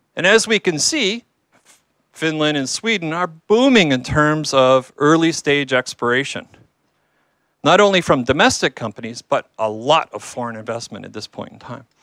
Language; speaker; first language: English; native; English